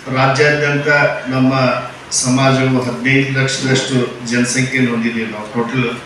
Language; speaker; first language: Kannada; non-native, local second language; Marathi